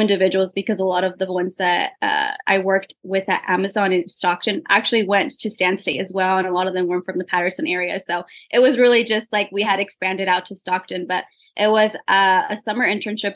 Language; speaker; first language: English; early bilingual, other home language; Spanish